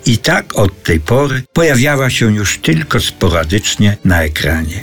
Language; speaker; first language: Polish; native; Polish